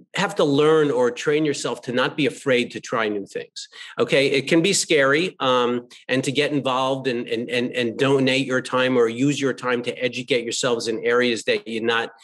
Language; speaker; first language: English; native; English